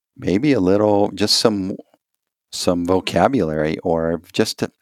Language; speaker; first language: English; native; English